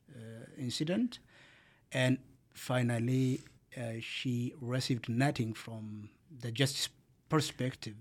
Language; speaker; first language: English; non-native, fluent; Amharic